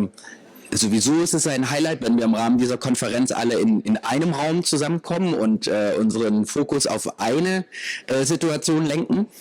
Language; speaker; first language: German; native; German